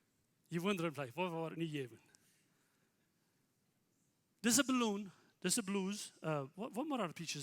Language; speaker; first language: German; non-native, learner; Plautdietsch